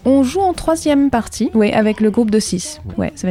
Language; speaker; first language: French; native; French